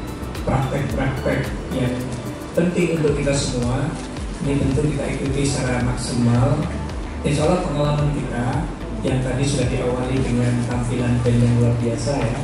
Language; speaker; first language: Indonesian; native; Indonesian